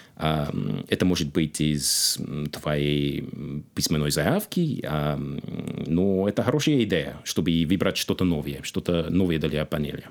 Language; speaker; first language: Russian; non-native, fluent; English